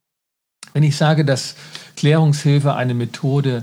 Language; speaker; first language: German; native; German